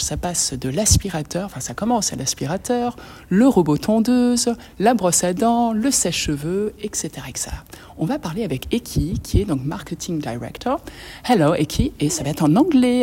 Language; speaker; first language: French; native; French